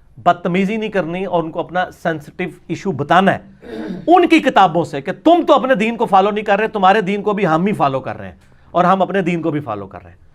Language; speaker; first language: Urdu; non-native, local second language; Punjabi